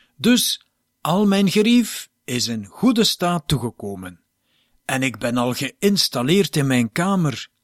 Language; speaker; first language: Dutch; native; Dutch